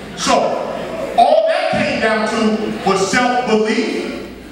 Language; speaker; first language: English; native; English